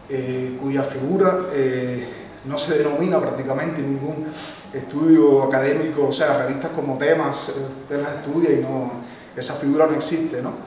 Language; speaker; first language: Spanish; native; Spanish